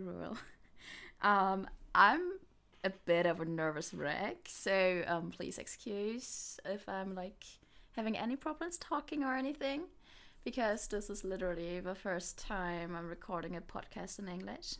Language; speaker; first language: English; non-native, fluent; German